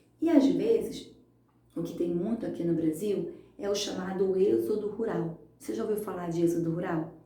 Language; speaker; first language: Portuguese; native; Portuguese